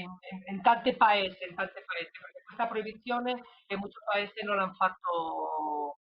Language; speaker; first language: Italian; non-native, learner; Spanish